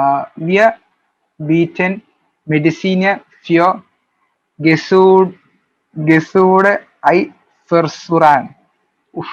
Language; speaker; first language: German; non-native, learner; Malayalam